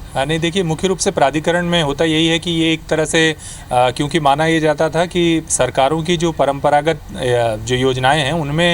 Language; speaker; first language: Hindi; native; Hindi